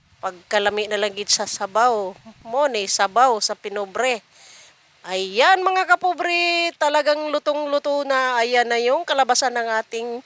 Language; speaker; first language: Filipino; non-native, local second language; Cebuano